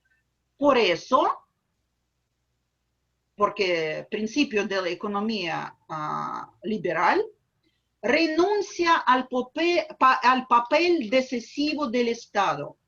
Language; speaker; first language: Spanish; non-native, fluent; Russian